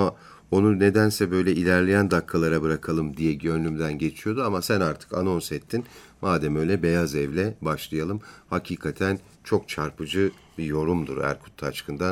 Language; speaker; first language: Turkish; native; Turkish